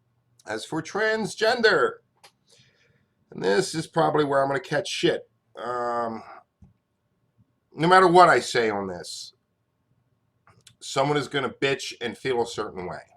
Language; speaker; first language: English; native; English